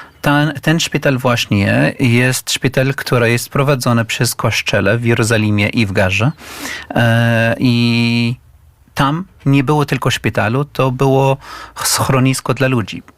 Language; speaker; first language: Polish; non-native, learner; Arabic